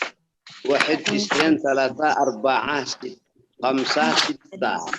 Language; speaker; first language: Arabic; non-native, fluent; Indonesian